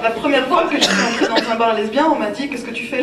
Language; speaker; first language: French; native; French